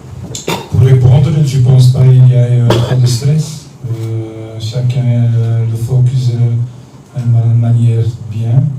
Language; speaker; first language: French; non-native, learner; Dutch